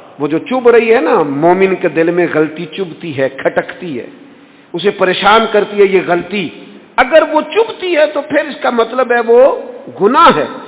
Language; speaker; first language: Urdu; non-native, local second language; Punjabi